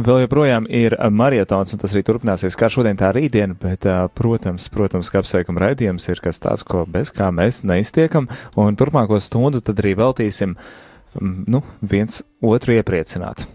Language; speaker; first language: Latvian; native; Latvian